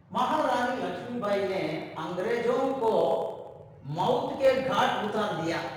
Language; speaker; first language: Hindi; non-native, local second language; Telugu